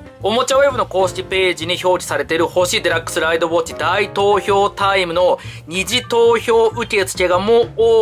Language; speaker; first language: Japanese; native; Japanese